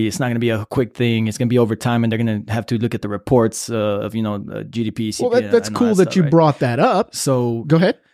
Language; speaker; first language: English; native; English